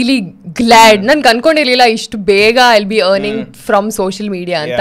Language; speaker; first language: English; non-native, local second language; Kannada